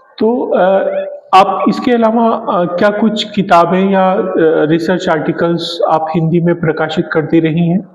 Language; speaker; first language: Hindi; native; Hindi